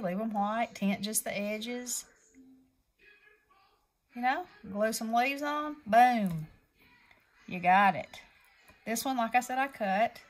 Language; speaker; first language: English; native; English